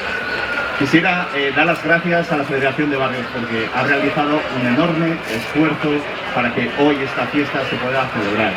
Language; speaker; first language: Spanish; native; Spanish